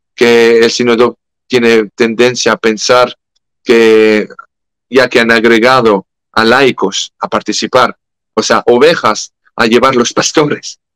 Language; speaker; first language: Spanish; non-native, fluent; French